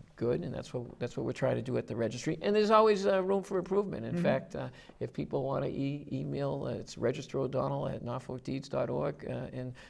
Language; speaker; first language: English; native; English